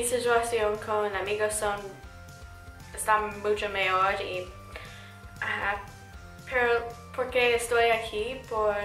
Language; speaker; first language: Spanish; non-native, learner; English